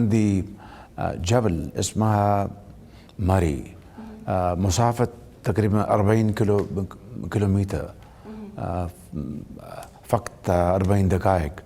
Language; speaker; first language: Arabic; non-native, learner; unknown